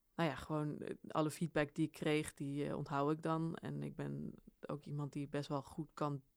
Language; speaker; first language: Dutch; early bilingual, other home language; Swedish